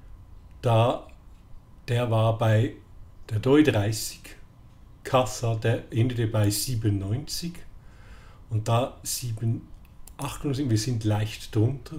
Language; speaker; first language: German; native; German